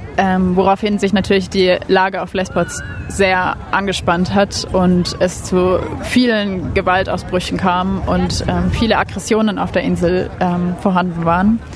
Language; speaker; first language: German; native; German